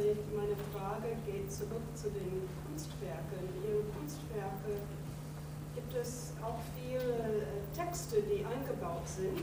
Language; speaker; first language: German; non-native, fluent; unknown